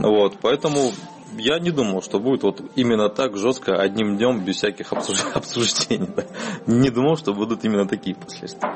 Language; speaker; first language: Russian; native; Russian